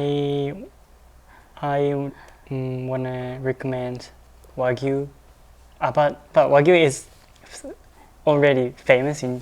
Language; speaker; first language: English; non-native, learner; Japanese